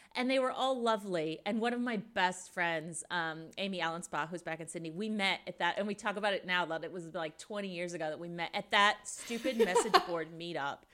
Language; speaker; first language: English; native; English